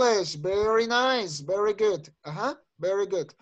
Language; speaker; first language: English; non-native, learner; Spanish